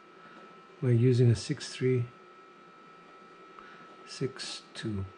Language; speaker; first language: English; non-native, fluent; Greek